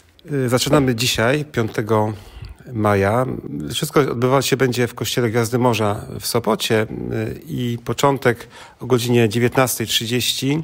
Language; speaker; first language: Polish; native; Polish